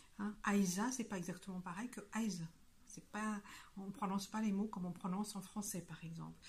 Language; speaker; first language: French; non-native, local second language; Malagasy